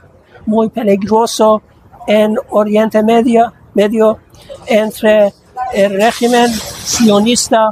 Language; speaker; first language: Spanish; non-native, fluent; Persian